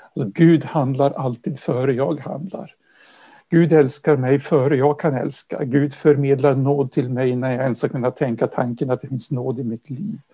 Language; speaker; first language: Swedish; native; Swedish